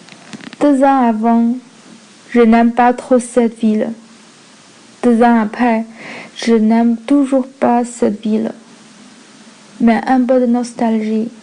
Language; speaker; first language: French; non-native, learner; Chinese